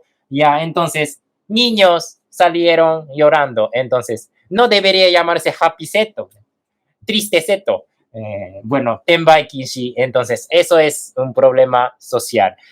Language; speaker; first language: Spanish; non-native, fluent; Japanese